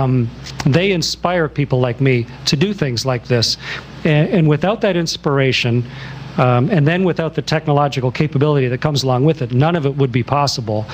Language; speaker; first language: English; native; English